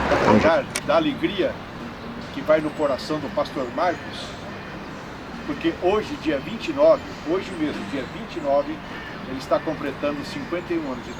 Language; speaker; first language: Portuguese; native; Portuguese